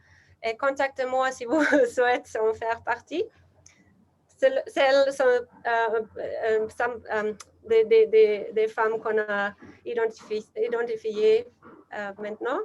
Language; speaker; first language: French; non-native, learner; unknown